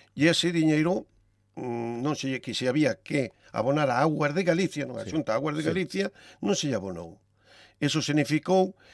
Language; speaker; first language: Galician; native; Galician